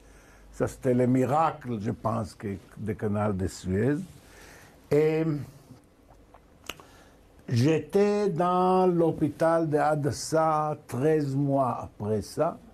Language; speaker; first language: French; non-native, learner; Hebrew